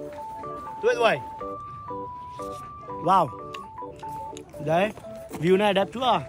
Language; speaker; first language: Vietnamese; non-native, learner; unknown